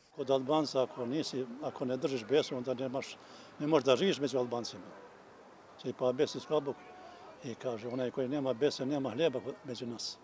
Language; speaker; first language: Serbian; non-native, local second language; Albanian